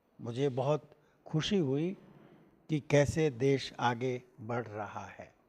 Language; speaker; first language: Hindi; native; Hindi